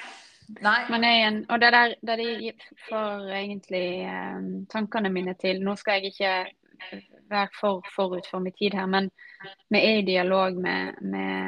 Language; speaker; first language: Norwegian; native; Norwegian